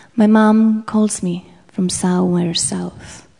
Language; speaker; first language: English; non-native, fluent; Basque